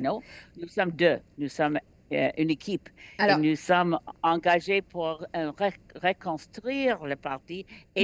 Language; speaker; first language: French; non-native, learner; English